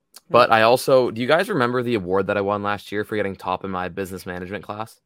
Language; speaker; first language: English; native; English